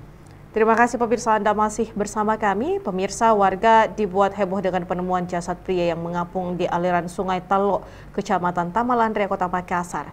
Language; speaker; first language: Indonesian; native; Indonesian